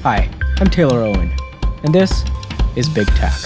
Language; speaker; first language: English; native; English